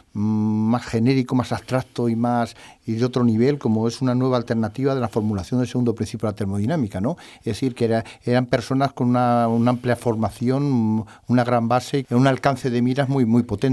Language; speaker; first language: Spanish; native; Spanish